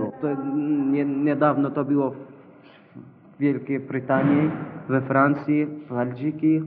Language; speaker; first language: Polish; non-native, learner; Arabic